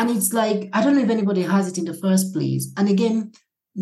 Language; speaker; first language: English; non-native, local second language; Igbo